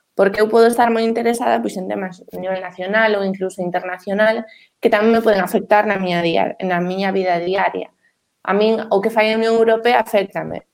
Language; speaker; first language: Galician; native; Galician